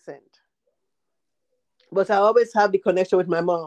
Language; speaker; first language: English; non-native, local second language; Krio